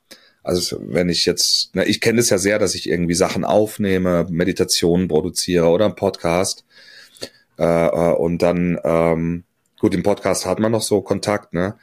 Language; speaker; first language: German; native; German